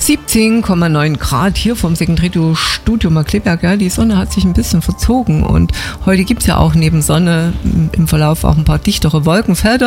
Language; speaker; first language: German; native; German